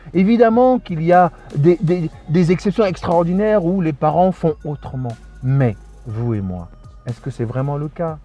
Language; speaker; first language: French; early bilingual, other home language; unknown